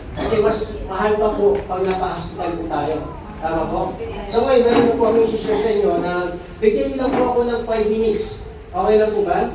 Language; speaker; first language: Filipino; native; Filipino